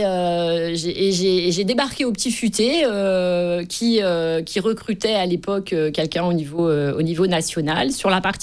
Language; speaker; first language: French; native; French